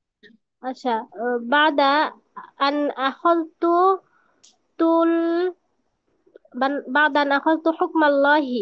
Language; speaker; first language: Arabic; non-native, learner; Bangla